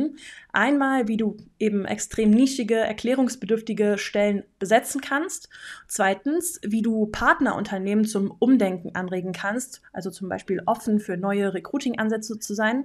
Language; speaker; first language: German; native; German